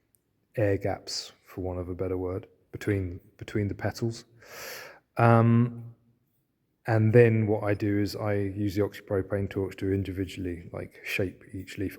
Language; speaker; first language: English; native; English